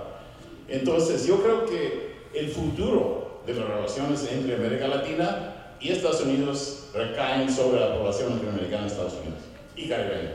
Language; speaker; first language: Spanish; early bilingual, heritage; Spanish